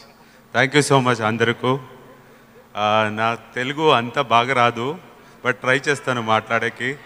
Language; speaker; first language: Telugu; non-native, learner; Kannada